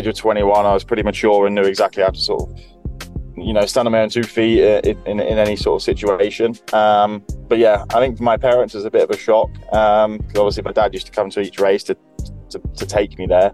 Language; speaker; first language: English; native; English